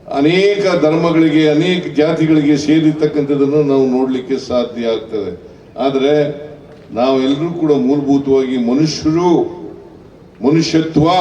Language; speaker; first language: Kannada; native; Kannada